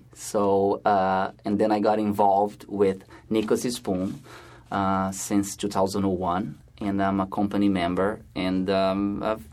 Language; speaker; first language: English; non-native, fluent; Portuguese